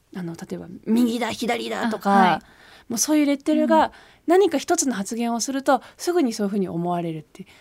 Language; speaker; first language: Japanese; early bilingual, other home language; German